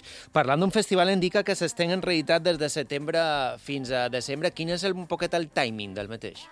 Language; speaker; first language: Catalan; native; Catalan